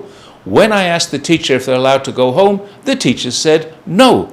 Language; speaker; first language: English; native; English